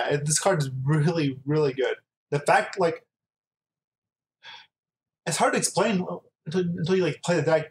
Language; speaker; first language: English; native; English